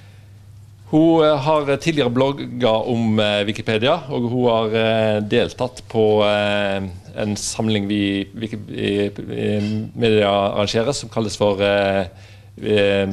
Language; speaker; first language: Norwegian; native; Norwegian